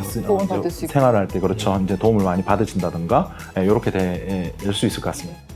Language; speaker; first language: Korean; native; Korean